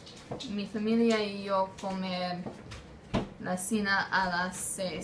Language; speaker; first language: Spanish; non-native, learner; English